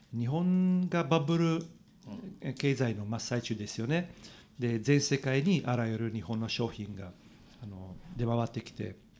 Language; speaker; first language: Japanese; non-native, fluent; Italian